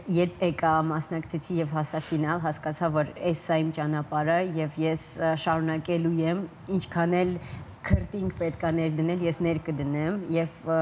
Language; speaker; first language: Armenian; early bilingual, heritage; Armenian